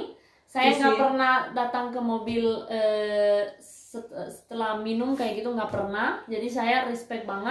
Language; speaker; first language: Indonesian; non-native, fluent; Spanish